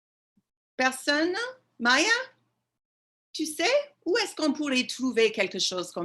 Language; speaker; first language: French; non-native, fluent; English